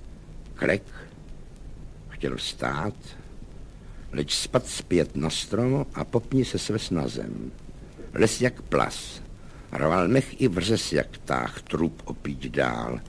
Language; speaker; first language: Czech; native; Czech